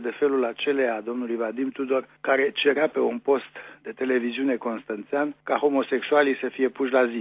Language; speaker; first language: Romanian; native; Romanian